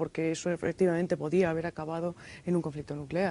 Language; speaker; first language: Spanish; native; Spanish